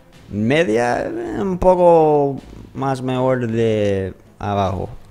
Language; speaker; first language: Spanish; non-native, learner; English